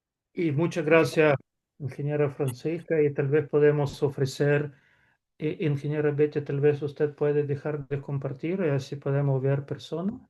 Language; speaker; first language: Spanish; non-native, fluent; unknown